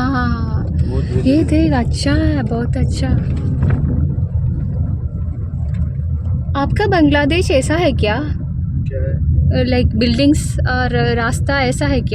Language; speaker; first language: Hindi; non-native, local second language; Malayalam